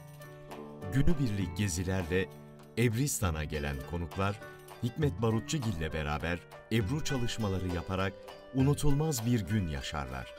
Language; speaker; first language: Turkish; native; Turkish